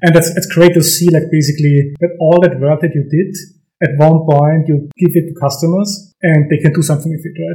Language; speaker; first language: English; non-native, fluent; German